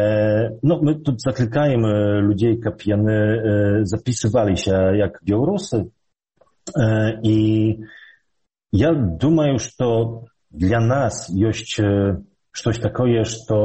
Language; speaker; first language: Belarusian; early bilingual, heritage; Polish